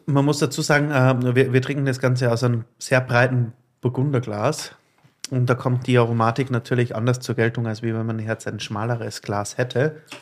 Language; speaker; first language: German; native; German